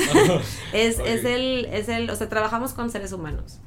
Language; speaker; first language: Spanish; non-native, fluent; French